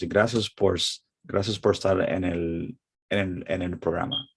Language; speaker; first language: Spanish; early bilingual, heritage; English